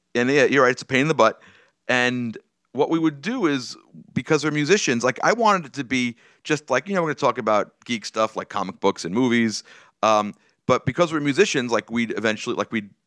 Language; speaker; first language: English; native; English